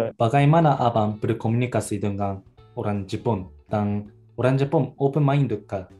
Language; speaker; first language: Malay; non-native, learner; Japanese